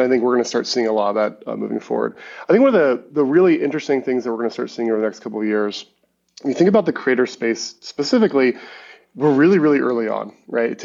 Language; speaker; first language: English; native; English